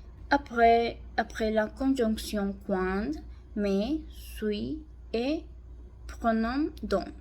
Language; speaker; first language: French; non-native, learner; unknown